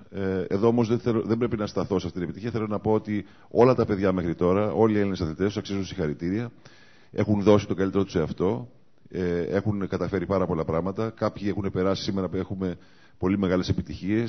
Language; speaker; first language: Greek; native; Greek